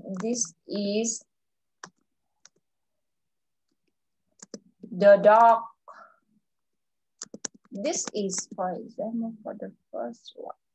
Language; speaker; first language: English; non-native, fluent; Vietnamese